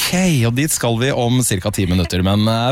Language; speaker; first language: Norwegian; native; Norwegian